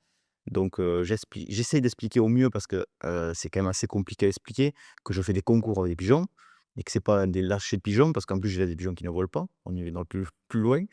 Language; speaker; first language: French; native; French